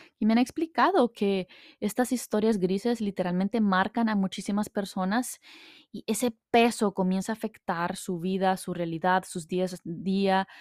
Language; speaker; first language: Spanish; early bilingual, heritage; Spanish